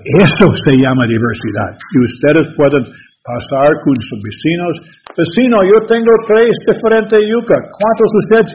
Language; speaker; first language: Spanish; non-native, learner; English